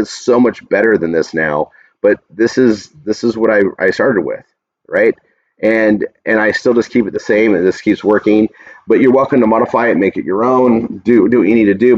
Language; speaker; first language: English; native; English